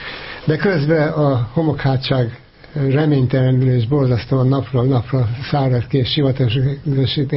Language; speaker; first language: Hungarian; native; Hungarian